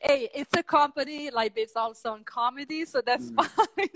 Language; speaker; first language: English; non-native, fluent; Italian